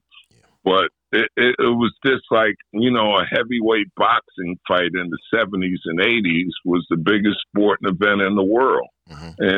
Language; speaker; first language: English; native; English